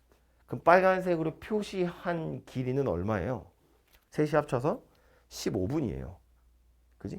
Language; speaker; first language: Korean; native; Korean